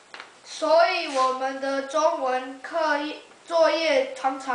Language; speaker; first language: Chinese; early bilingual, heritage; Chinese